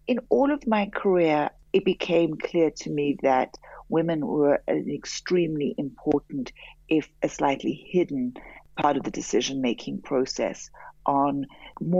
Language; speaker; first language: English; native; English